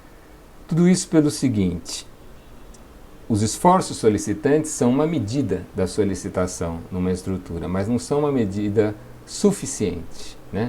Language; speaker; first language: Portuguese; native; Portuguese